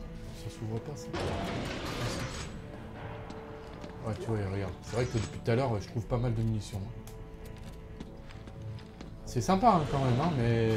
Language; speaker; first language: French; native; French